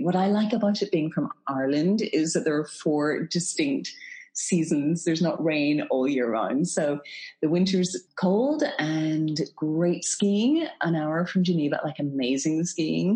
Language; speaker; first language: English; native; English